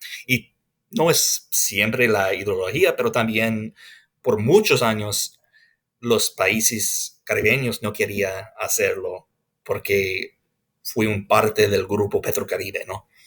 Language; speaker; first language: Spanish; non-native, fluent; English